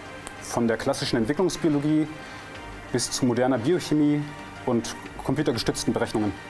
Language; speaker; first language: German; native; German